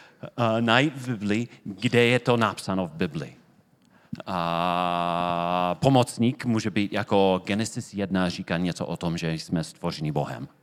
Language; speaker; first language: Czech; non-native, fluent; English